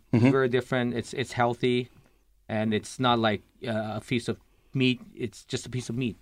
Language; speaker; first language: English; early bilingual, other home language; Lao